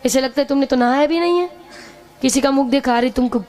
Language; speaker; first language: Hindi; non-native, local second language; Marathi